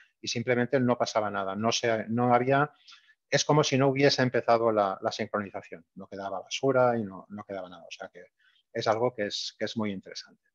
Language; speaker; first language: Spanish; native; Spanish